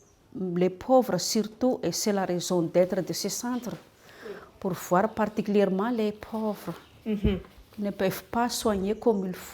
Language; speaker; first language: French; non-native, local second language; Malagasy